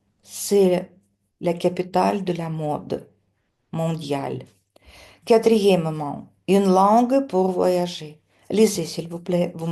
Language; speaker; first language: French; non-native, fluent; Russian